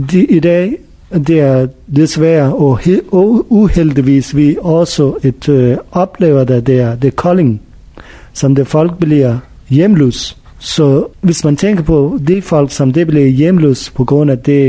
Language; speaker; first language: Danish; non-native, learner; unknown